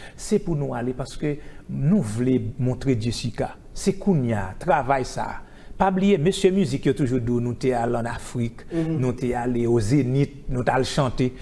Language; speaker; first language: French; non-native, local second language; Haitian Creole